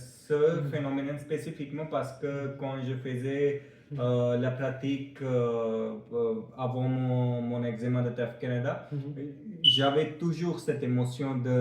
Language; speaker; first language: French; non-native, fluent; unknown